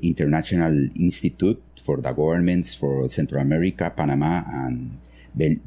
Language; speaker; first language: English; non-native, learner; Spanish